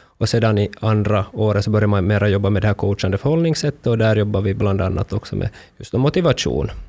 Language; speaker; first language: Swedish; native; Swedish